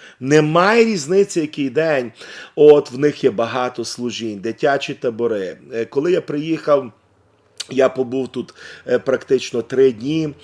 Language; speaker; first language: Ukrainian; native; Ukrainian